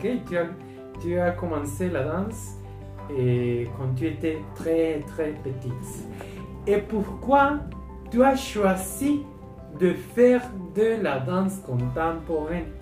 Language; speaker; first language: French; non-native, fluent; Spanish